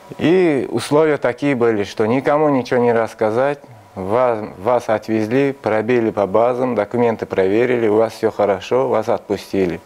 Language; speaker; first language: Russian; non-native, local second language; Tajik